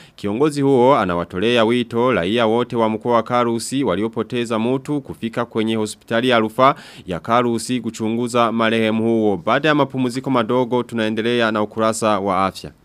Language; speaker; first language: Swahili; non-native, local second language; Rundi